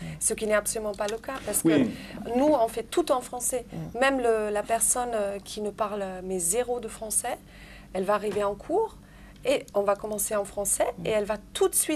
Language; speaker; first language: French; non-native, fluent; German